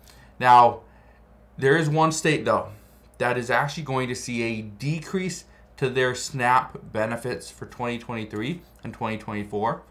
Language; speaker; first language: English; native; English